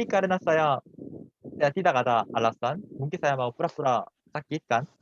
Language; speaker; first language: Indonesian; non-native, fluent; Korean